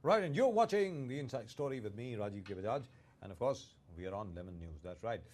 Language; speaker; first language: English; non-native, local second language; Hindi